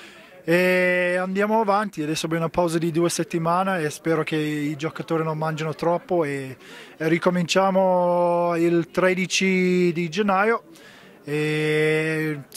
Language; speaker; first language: Italian; non-native, fluent; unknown